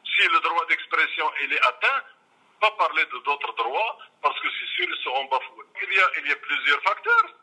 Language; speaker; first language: French; non-native, local second language; Arabic